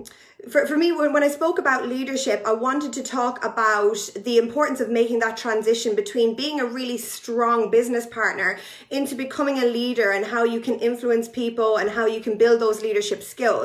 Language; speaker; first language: English; native; English